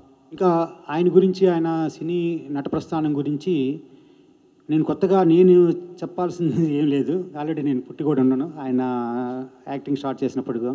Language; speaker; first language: Telugu; native; Telugu